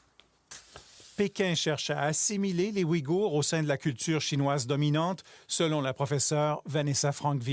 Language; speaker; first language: French; native; French